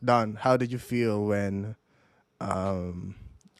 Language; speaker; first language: English; non-native, local second language; Filipino